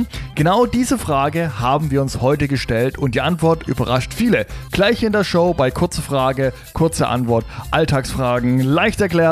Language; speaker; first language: German; native; German